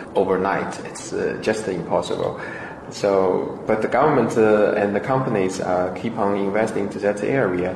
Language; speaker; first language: English; non-native, fluent; Chinese